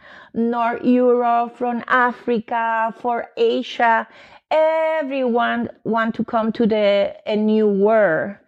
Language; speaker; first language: English; non-native, fluent; Spanish